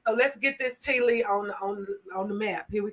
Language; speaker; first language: English; native; English